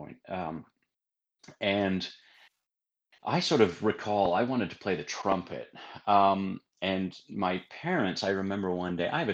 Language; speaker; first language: English; native; English